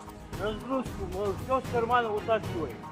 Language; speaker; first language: Russian; native; Russian